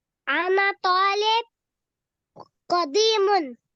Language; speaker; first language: Arabic; non-native, learner; Urdu